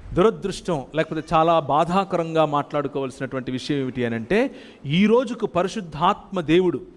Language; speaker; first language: Telugu; native; Telugu